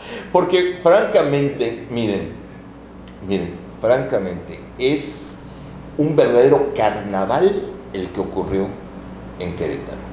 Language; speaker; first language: Spanish; native; Spanish